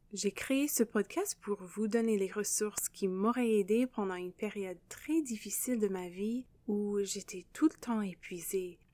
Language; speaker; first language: French; non-native, fluent; English